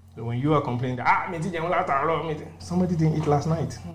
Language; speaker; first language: English; non-native, local second language; Yoruba